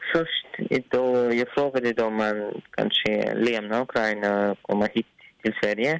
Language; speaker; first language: Swedish; non-native, learner; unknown